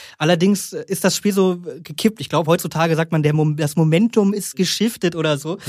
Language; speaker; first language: German; native; German